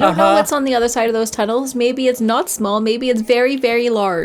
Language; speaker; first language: English; native; English